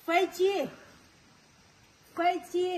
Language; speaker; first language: Chinese; non-native, learner; Nepali